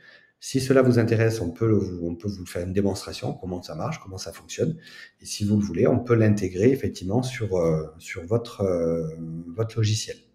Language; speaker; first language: French; native; French